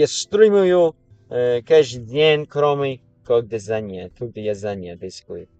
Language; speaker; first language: Russian; non-native, learner; English